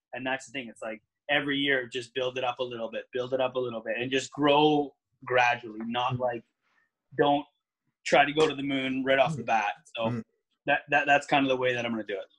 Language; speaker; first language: English; native; English